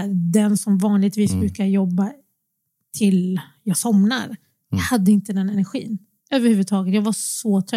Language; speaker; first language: Swedish; early bilingual, other home language; Arabic